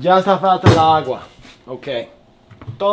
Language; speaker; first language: Spanish; non-native, learner; English